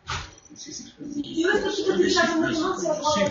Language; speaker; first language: French; native; French